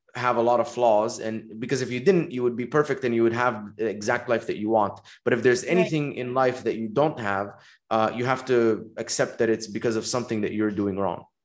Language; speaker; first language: English; non-native, fluent; Arabic